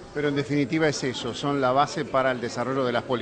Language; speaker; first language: Spanish; native; Spanish